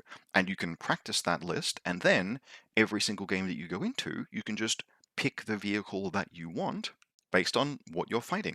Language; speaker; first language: English; native; English